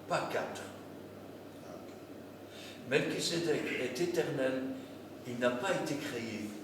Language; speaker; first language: French; native; French